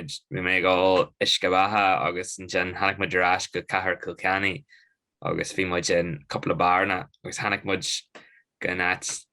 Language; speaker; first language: Irish; native; Irish